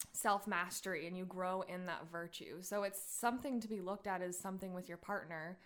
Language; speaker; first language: English; native; English